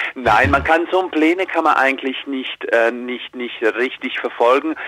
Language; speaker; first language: German; early bilingual, heritage; Croatian